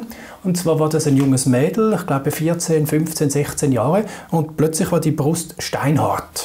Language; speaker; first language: German; native; German